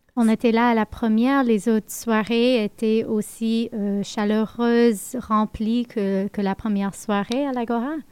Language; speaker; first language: French; non-native, fluent; English